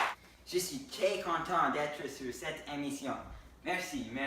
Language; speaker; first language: French; non-native, learner; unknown